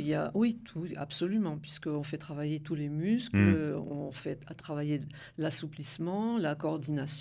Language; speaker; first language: French; native; French